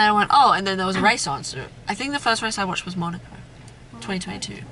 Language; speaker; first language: English; native; English